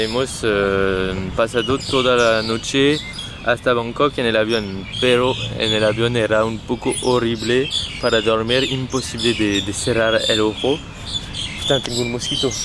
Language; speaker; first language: Spanish; non-native, fluent; French